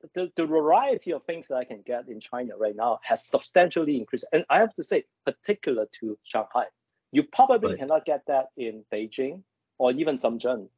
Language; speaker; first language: English; non-native, local second language; Cantonese